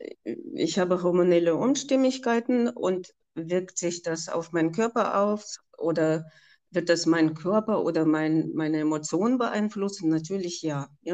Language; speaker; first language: German; non-native, fluent; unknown